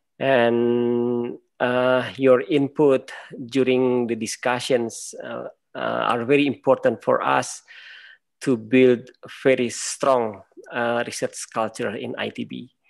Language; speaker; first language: English; non-native, fluent; Indonesian